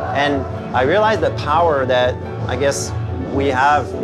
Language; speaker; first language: English; non-native, local second language; French